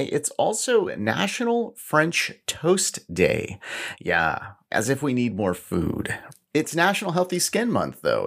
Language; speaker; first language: English; native; English